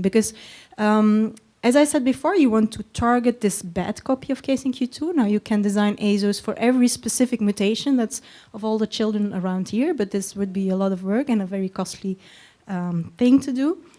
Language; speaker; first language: English; non-native, fluent; Dutch